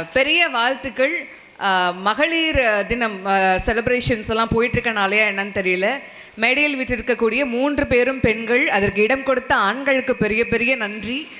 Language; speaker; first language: Tamil; non-native, local second language; Telugu